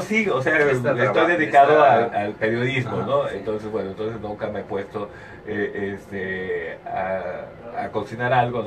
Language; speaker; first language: Spanish; native; Spanish